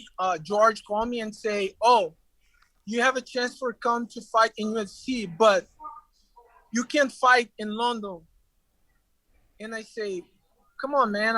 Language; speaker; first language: English; non-native, learner; Portuguese